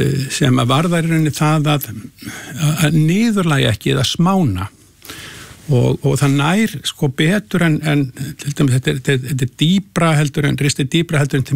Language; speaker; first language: Icelandic; native; Icelandic